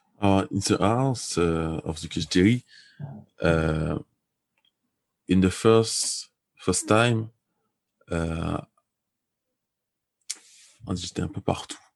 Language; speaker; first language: English; non-native, learner; French